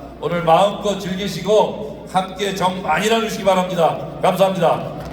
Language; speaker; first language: Korean; native; Korean